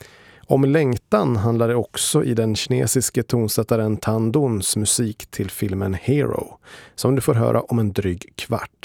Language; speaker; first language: Swedish; native; Swedish